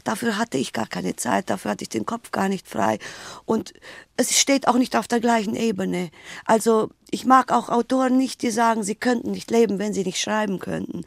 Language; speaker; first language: German; native; German